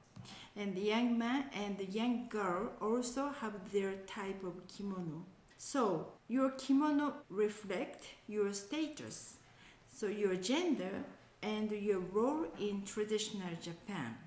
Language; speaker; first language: English; non-native, learner; Japanese